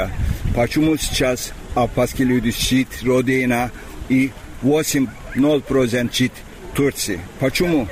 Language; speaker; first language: Russian; non-native, learner; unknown